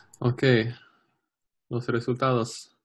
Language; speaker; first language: Spanish; non-native, learner; English